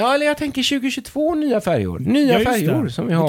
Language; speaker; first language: Swedish; native; Swedish